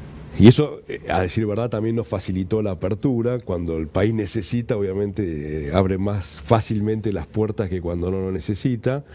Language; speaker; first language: Spanish; native; Spanish